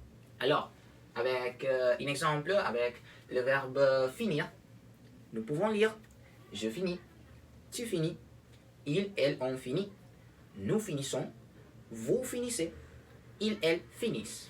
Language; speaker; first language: French; non-native, learner; Spanish